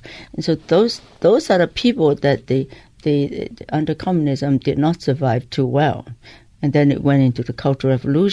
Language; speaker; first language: English; non-native, local second language; Cantonese